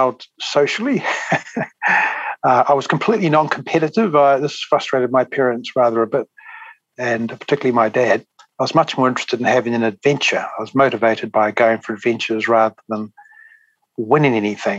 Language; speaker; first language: English; native; English